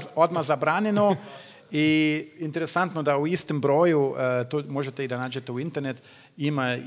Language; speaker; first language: Bosnian; non-native, learner; German